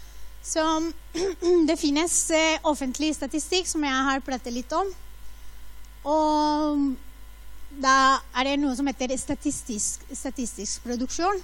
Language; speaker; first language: Norwegian; non-native, fluent; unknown